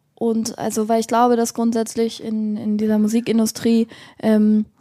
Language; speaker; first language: German; native; German